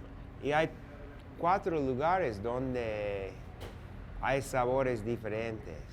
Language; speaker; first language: Spanish; non-native, fluent; English